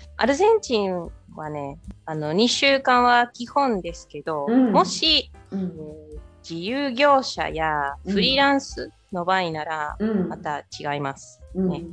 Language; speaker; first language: Japanese; non-native, fluent; Spanish